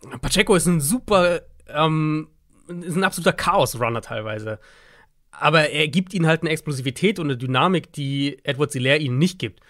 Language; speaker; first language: German; native; German